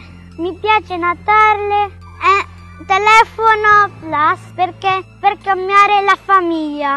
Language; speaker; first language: Italian; non-native, learner; Filipino